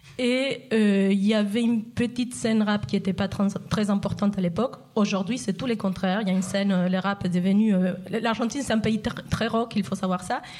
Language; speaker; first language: French; non-native, fluent; Spanish